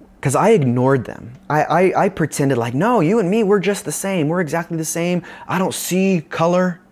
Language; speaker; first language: English; native; English